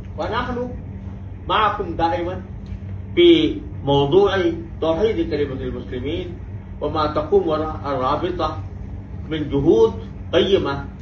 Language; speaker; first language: Arabic; non-native, fluent; Urdu